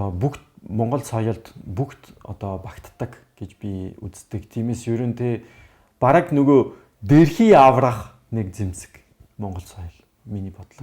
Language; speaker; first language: Mongolian; non-native, fluent; French